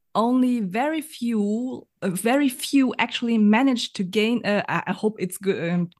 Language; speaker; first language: English; non-native, learner; German